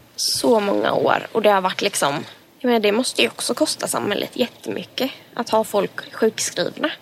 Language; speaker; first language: Swedish; native; Swedish